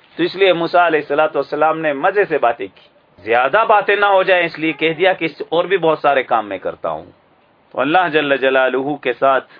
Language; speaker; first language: Urdu; native; Urdu